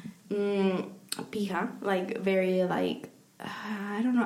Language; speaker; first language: English; early bilingual, other home language; Spanish